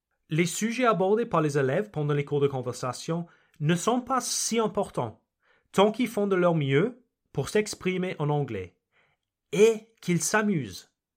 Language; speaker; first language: French; non-native, fluent; English